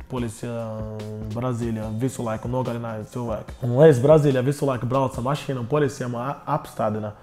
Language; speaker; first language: Latvian; non-native, learner; Portuguese